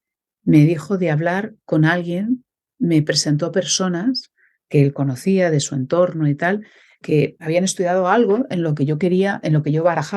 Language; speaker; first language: Spanish; native; Spanish